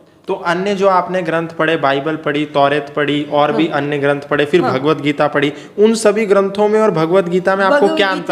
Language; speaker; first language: Hindi; native; Hindi